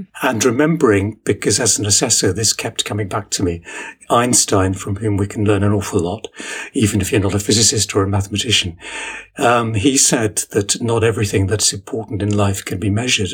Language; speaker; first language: English; native; English